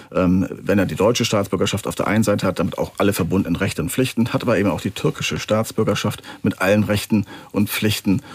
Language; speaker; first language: German; native; German